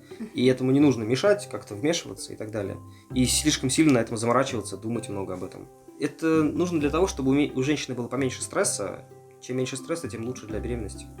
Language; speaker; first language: Russian; native; Russian